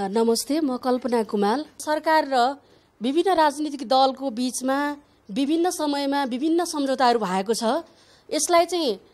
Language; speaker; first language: Nepali; native; Nepali